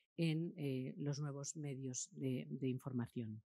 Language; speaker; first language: Spanish; native; Spanish